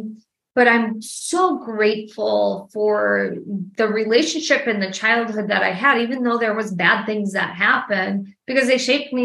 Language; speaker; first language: English; native; English